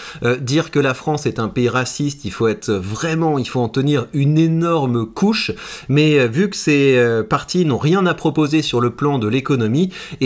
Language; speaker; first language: French; native; French